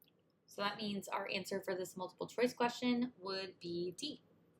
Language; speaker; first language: English; native; English